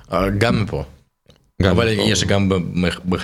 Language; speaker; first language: Hebrew; non-native, learner; Russian